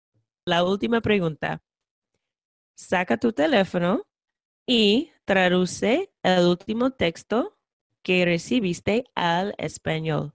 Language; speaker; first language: Spanish; non-native, fluent; English